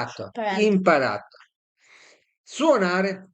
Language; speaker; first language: Italian; non-native, fluent; Serbian